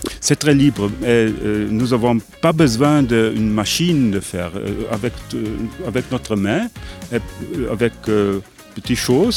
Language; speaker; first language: French; non-native, learner; German